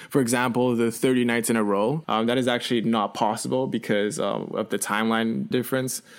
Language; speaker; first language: English; early bilingual, other home language; Chinese